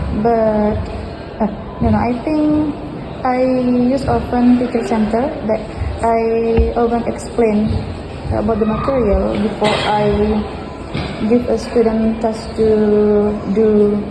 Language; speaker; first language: English; non-native, fluent; Indonesian